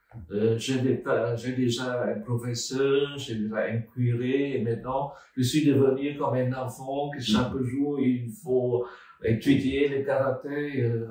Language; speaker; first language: French; non-native, fluent; Vietnamese